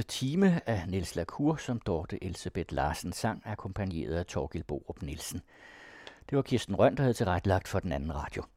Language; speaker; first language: Danish; native; Danish